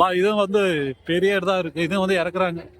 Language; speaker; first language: Tamil; native; Tamil